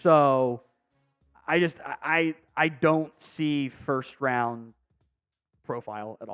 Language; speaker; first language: English; native; English